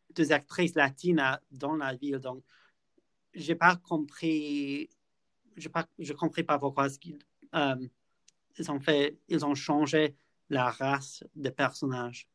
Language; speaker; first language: French; non-native, fluent; English